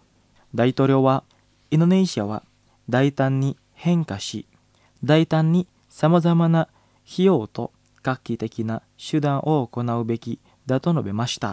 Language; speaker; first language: Japanese; non-native, fluent; Indonesian